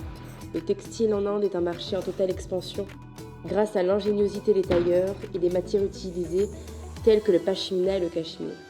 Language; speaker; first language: French; native; French